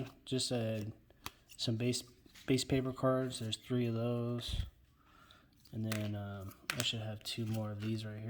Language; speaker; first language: English; native; English